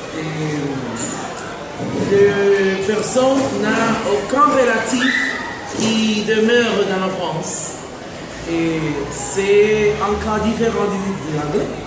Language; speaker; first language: French; non-native, fluent; Spanish